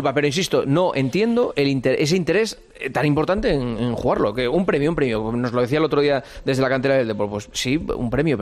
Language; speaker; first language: Spanish; native; Spanish